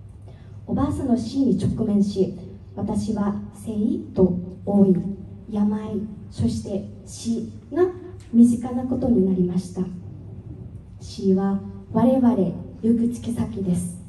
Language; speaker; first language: Japanese; non-native, fluent; Vietnamese